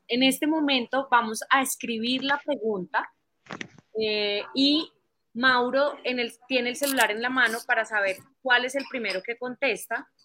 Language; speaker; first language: Spanish; native; Spanish